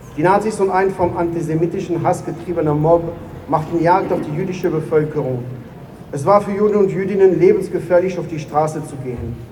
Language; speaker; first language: German; non-native, fluent; Hebrew